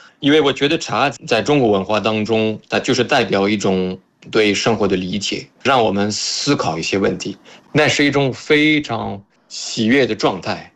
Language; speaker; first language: Chinese; non-native, fluent; French